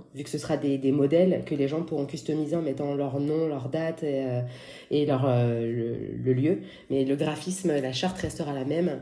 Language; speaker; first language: French; native; French